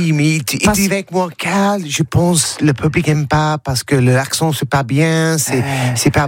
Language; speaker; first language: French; non-native, learner; English